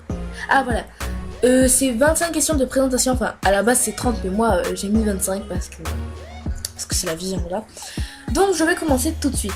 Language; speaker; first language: French; native; French